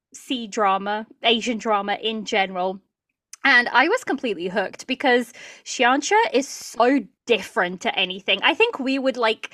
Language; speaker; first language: English; early bilingual, other home language; Portuguese